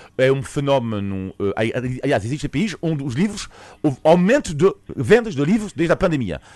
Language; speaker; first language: Portuguese; non-native, fluent; French